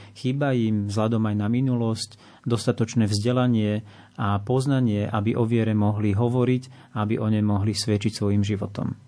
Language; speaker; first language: Slovak; native; Slovak